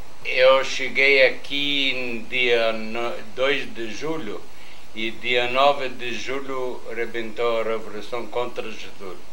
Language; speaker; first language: Portuguese; non-native, fluent; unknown